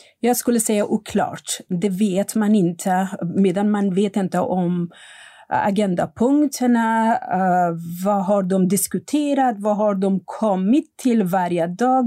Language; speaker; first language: Swedish; non-native, fluent; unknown